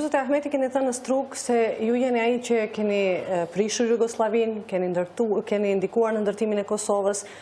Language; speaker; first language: Albanian; native; Albanian